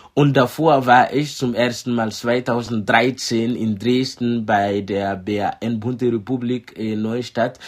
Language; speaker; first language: German; non-native, fluent; Mossi